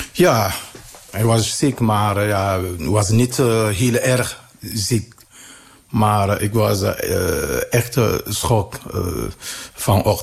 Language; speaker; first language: Dutch; non-native, learner; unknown